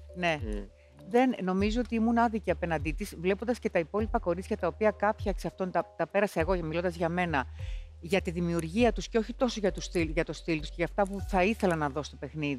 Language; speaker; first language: Greek; native; Greek